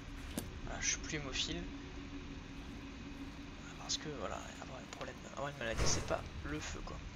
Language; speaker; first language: French; native; French